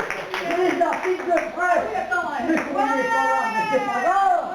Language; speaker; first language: French; native; French